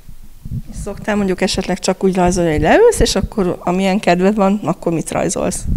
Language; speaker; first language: Hungarian; native; Hungarian